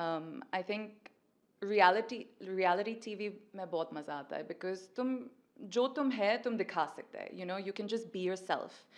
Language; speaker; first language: Hindi; non-native, learner; English